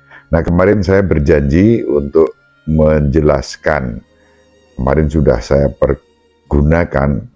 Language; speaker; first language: Indonesian; native; Indonesian